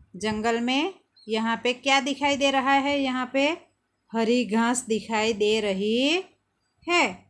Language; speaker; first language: Hindi; non-native, local second language; Gujarati